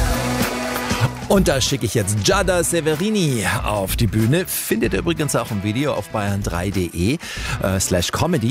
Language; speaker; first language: German; native; German